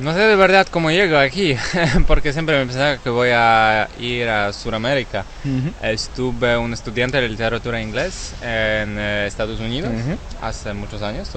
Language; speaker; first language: Spanish; non-native, learner; Polish